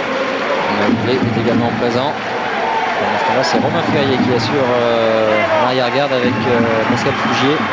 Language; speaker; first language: French; native; French